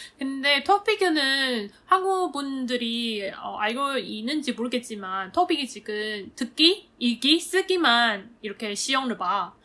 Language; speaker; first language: Korean; non-native, fluent; Chinese